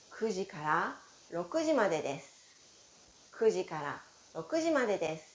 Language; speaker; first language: Japanese; non-native, fluent; Chinese